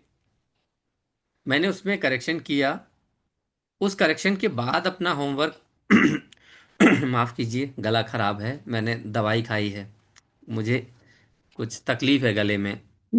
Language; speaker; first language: Hindi; native; Hindi